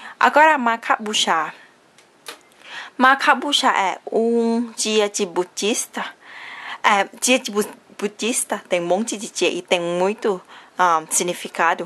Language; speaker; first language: Portuguese; non-native, learner; Thai